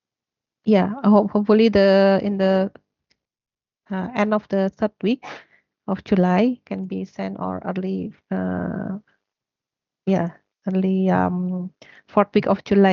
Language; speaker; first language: English; non-native, fluent; Indonesian